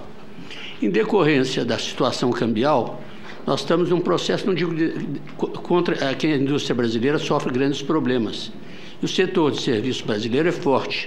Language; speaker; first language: Portuguese; native; Portuguese